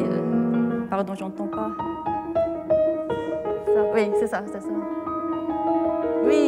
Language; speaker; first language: French; non-native, fluent; Japanese